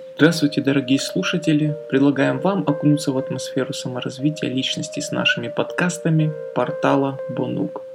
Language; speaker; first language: Russian; native; Russian